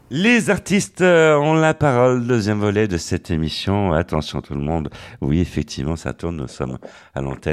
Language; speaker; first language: French; native; French